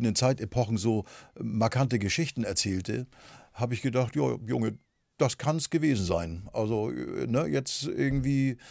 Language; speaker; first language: German; native; German